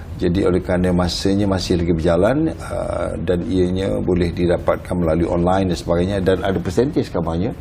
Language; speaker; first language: Malay; native; Malay